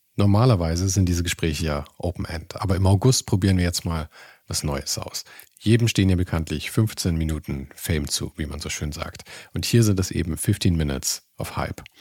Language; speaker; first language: German; native; German